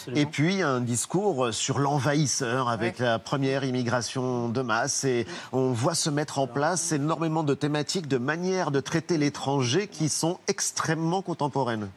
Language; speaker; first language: French; native; French